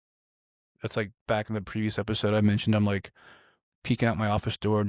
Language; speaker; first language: English; native; English